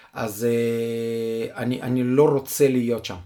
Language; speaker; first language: Hebrew; non-native, fluent; Russian